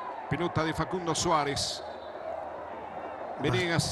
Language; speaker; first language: Spanish; native; Spanish